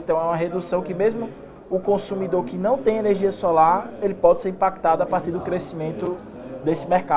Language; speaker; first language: Portuguese; native; Portuguese